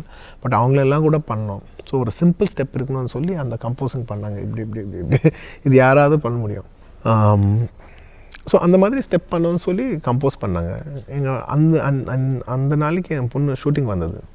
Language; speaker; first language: Tamil; non-native, local second language; Telugu